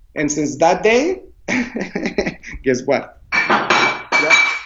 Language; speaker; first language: English; non-native, learner; Spanish